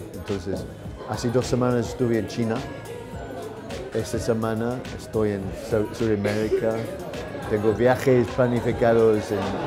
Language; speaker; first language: Spanish; non-native, learner; English